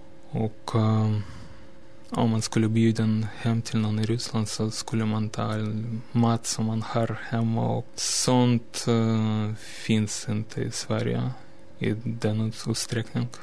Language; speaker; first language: Swedish; non-native, fluent; Russian